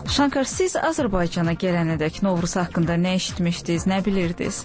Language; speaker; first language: Azerbaijani; native; Azerbaijani